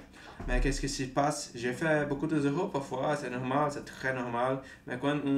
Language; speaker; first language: French; non-native, fluent; Portuguese